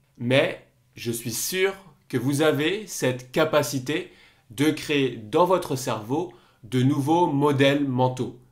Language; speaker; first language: French; native; French